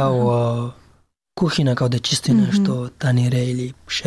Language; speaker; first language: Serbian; non-native, learner; Pashto